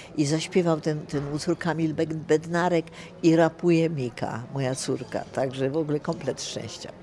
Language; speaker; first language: Polish; native; Polish